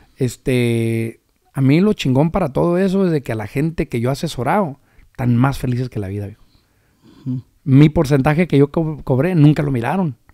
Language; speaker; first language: Spanish; early bilingual, heritage; Spanish